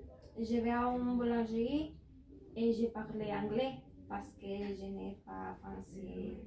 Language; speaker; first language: French; non-native, learner; Spanish